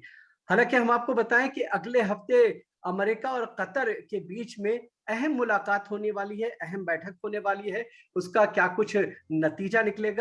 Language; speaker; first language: Hindi; native; Hindi